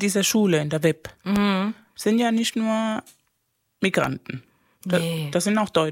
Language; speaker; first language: German; non-native, fluent; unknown